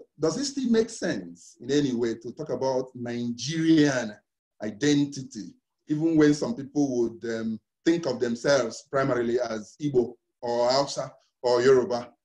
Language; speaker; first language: English; non-native, local second language; Igbo